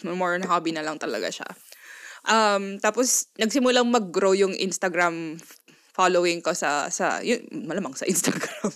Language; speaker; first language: Filipino; non-native, local second language; Pampanga